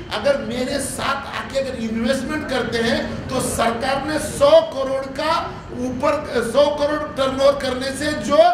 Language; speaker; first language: Hindi; non-native, local second language; Marathi